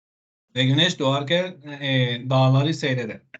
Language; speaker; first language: Turkish; non-native, learner; Spanish